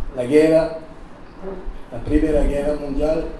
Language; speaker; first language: Spanish; non-native, learner; French